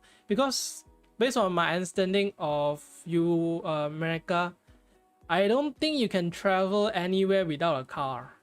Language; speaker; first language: English; non-native, fluent; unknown